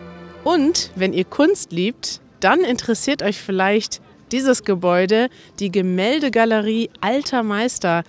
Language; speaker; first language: German; native; German